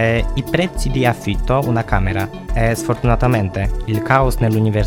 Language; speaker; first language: Italian; non-native, fluent; Polish